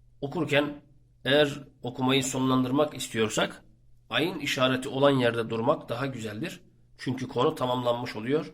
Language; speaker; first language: Turkish; native; Turkish